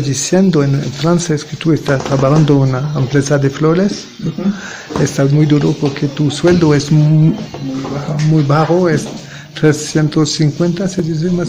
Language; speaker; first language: Spanish; non-native, learner; French